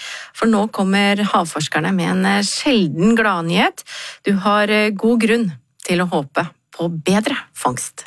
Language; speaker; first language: Norwegian; native; Norwegian